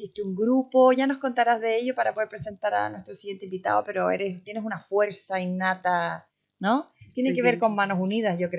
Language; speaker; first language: Spanish; native; Spanish